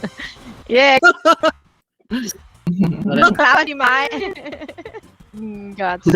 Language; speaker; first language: Danish; non-native, learner; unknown